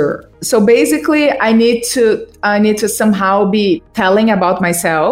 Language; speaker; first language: English; non-native, fluent; Portuguese